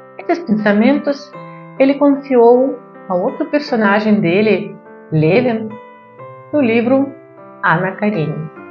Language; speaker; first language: Portuguese; non-native, fluent; Russian